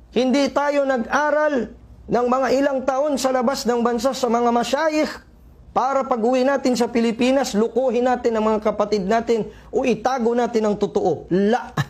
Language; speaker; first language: Filipino; non-native, local second language; Maranao